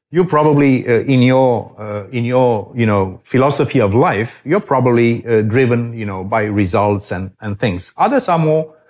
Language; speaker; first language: English; non-native, fluent; Romanian